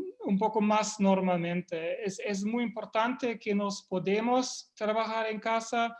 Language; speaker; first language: Spanish; non-native, fluent; German